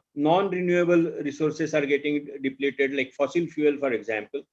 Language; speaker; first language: English; non-native, local second language; Marathi